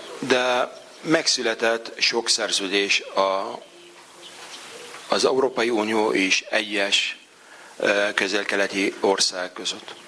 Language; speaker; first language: Hungarian; non-native, fluent; Arabic